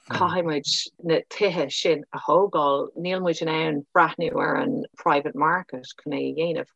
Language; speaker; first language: Irish; non-native, local second language; English